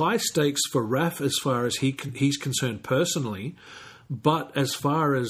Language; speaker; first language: English; native; English